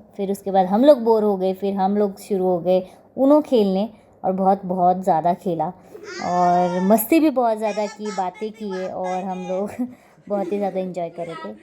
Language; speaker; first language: Hindi; non-native, local second language; Marathi